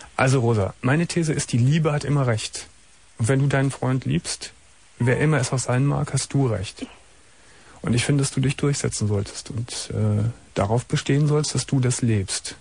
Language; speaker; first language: German; native; German